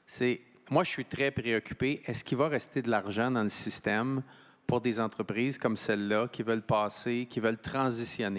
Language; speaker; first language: French; native; French